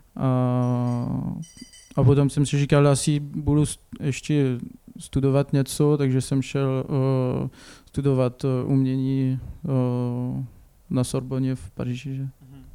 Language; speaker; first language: Czech; non-native, learner; French